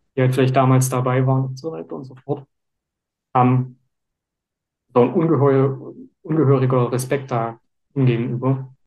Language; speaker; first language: German; native; German